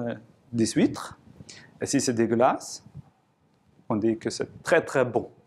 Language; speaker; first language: French; non-native, learner; Swedish